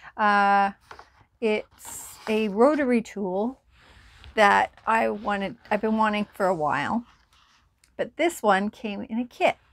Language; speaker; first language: English; native; English